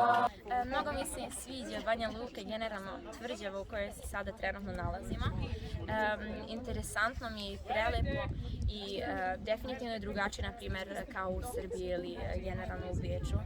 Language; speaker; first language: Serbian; early bilingual, heritage; Serbian